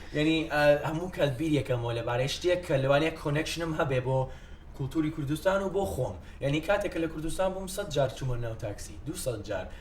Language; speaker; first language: Central Kurdish; non-native, fluent; English